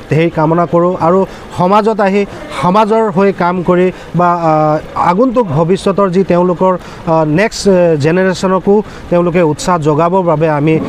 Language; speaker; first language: Assamese; non-native, local second language; Nepali